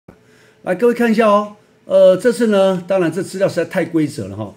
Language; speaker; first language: Chinese; native; Chinese